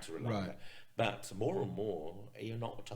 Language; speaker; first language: English; native; English